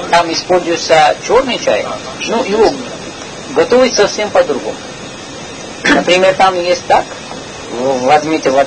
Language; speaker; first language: Russian; non-native, learner; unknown